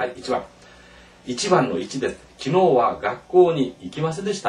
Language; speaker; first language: Japanese; non-native, fluent; Korean